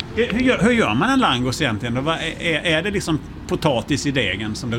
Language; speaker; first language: Swedish; native; Swedish